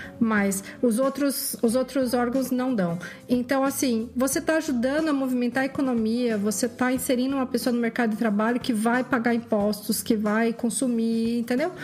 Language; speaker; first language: Portuguese; native; Portuguese